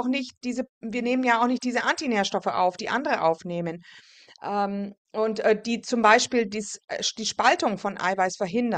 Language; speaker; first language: German; native; German